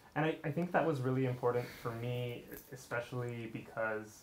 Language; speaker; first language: English; early bilingual, other home language; Armenian